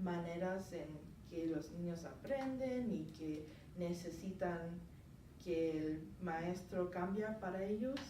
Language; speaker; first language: Spanish; non-native, learner; English